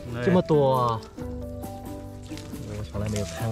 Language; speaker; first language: Chinese; non-native, learner; Khmer